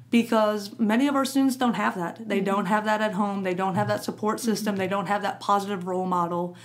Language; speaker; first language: English; native; English